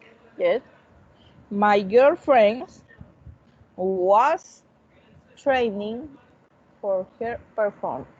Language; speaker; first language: English; non-native, fluent; Spanish